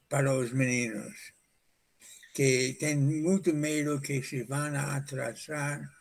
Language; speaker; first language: Portuguese; non-native, fluent; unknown